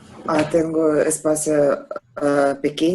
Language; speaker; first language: Spanish; non-native, learner; Russian